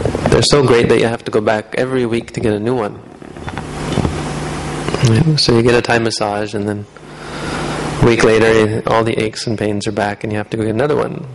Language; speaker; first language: English; native; English